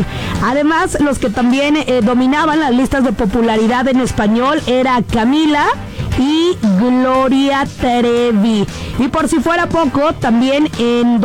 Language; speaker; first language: Spanish; native; Spanish